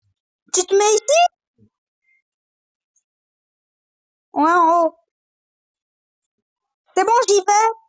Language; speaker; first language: French; native; French